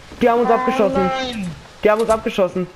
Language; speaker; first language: German; native; German